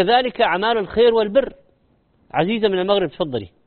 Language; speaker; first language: Arabic; native; Arabic